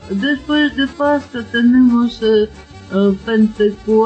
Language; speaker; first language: Spanish; non-native, learner; Ukrainian